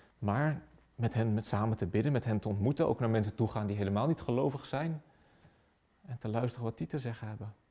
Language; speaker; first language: Dutch; native; Dutch